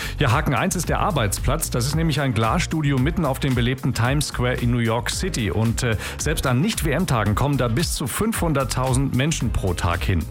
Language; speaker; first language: German; native; German